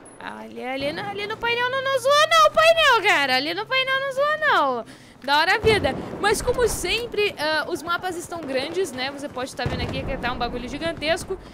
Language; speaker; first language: Portuguese; native; Portuguese